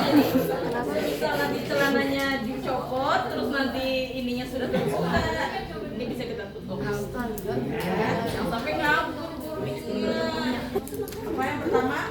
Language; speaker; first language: Indonesian; native; Indonesian